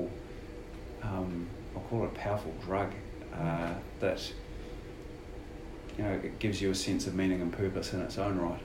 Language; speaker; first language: English; native; English